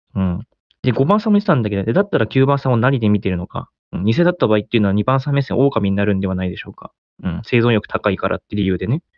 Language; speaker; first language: Japanese; native; Japanese